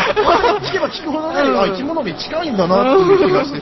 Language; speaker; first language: Japanese; native; Japanese